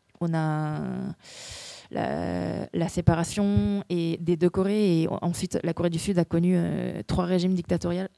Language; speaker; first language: French; early bilingual, other home language; Korean